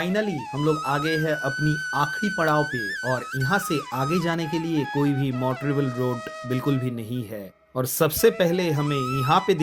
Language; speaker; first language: Hindi; non-native, local second language; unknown